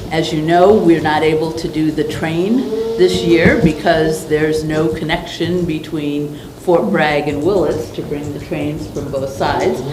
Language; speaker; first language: English; native; English